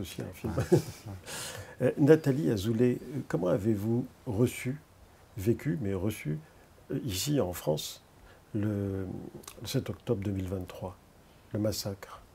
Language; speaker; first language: French; native; French